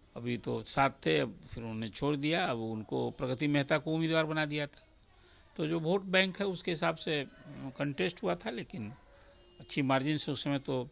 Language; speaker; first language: Hindi; native; Hindi